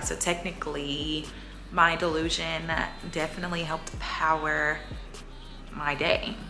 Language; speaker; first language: English; native; English